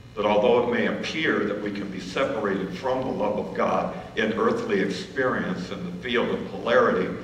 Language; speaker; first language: English; native; English